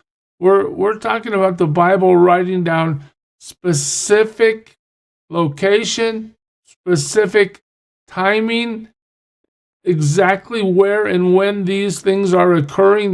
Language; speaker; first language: English; native; English